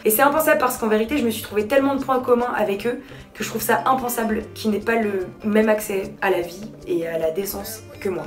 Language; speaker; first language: French; native; French